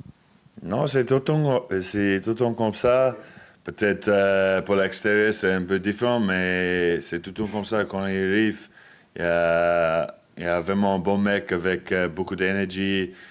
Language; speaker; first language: French; non-native, fluent; English